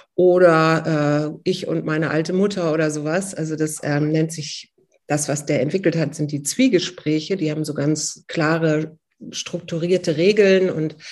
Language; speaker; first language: German; native; German